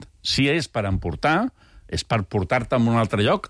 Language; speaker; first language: Catalan; native; Catalan